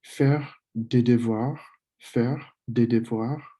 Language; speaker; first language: French; non-native, fluent; English